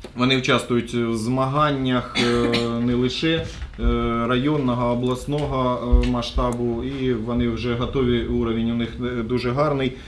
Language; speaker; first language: Ukrainian; non-native, local second language; Russian